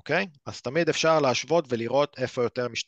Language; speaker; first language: Hebrew; native; Hebrew